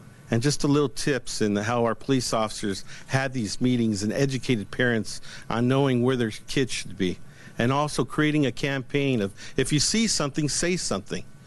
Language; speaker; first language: English; early bilingual, other home language; Spanish